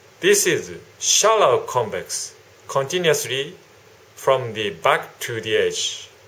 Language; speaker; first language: English; non-native, learner; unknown